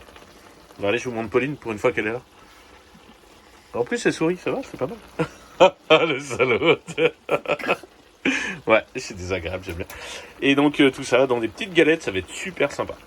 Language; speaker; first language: French; native; French